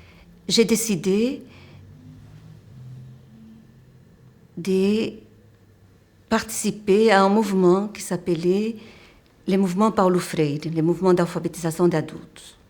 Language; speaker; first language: French; non-native, fluent; Portuguese